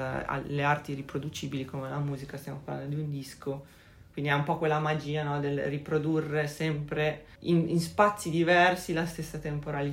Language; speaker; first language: Italian; native; Italian